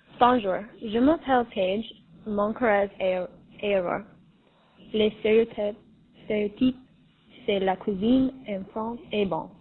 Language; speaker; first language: French; non-native, learner; English